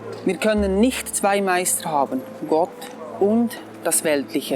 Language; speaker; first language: German; non-native, fluent; English